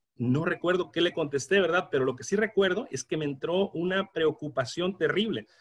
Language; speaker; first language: Spanish; native; Spanish